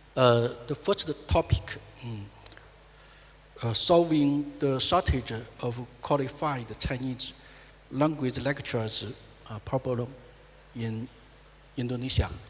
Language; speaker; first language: English; non-native, fluent; Chinese